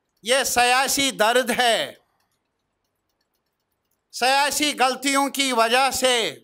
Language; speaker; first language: Urdu; native; Urdu